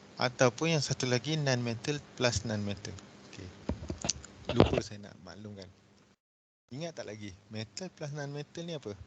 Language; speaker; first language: Malay; native; Malay